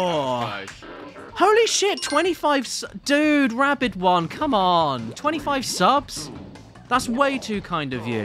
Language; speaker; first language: English; native; English